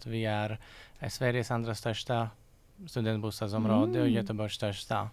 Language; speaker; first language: Swedish; non-native, fluent; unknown